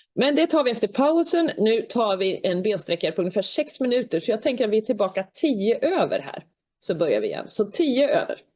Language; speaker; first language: Swedish; native; Swedish